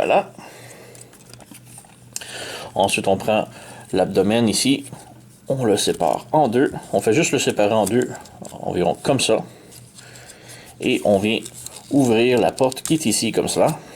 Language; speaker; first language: French; native; French